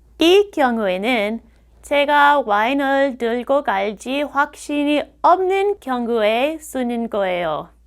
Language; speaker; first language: Korean; non-native, fluent; English